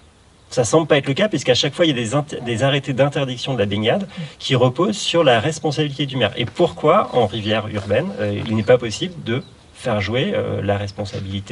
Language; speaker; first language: French; native; French